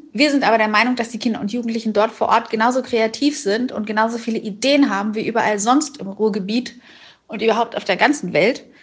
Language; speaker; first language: German; native; German